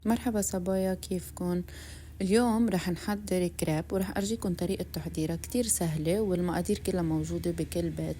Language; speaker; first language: Arabic; native; Arabic